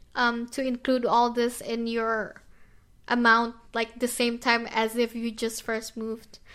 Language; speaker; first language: English; non-native, fluent; Indonesian